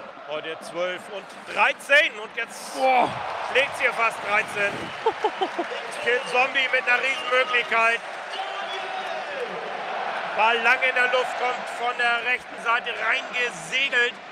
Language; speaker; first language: German; native; German